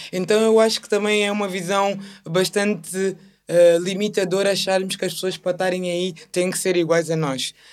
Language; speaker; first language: Portuguese; native; Portuguese